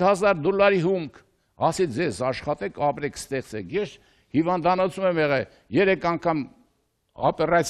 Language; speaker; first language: Armenian; native; Armenian